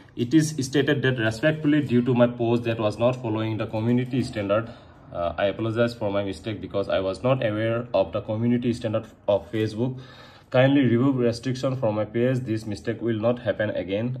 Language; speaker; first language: English; non-native, local second language; Assamese